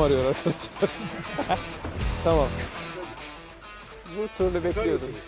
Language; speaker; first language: Turkish; native; Turkish